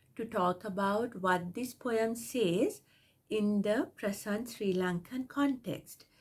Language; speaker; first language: English; non-native, local second language; Sinhala